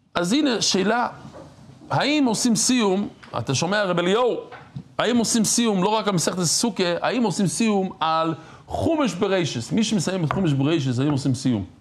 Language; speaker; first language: Hebrew; non-native, fluent; English